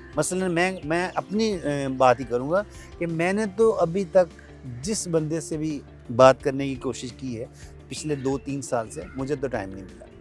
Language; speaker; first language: Urdu; non-native, local second language; Punjabi